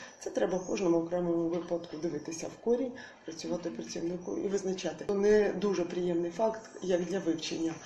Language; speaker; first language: Ukrainian; native; Ukrainian